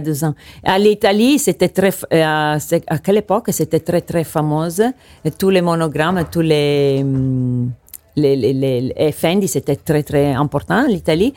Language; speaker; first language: French; non-native, learner; Italian